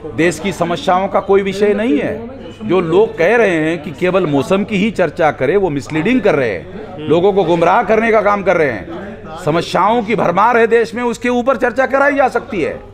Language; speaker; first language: Hindi; non-native, local second language; Marathi